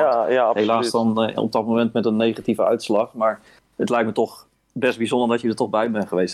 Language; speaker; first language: Dutch; native; Dutch